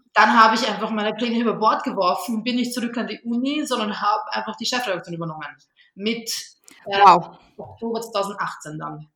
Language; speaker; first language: German; early bilingual, other home language; Serbian